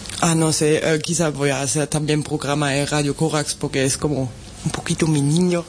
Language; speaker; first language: Spanish; non-native, fluent; German